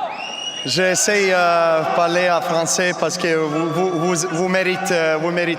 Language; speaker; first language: French; non-native, learner; Serbian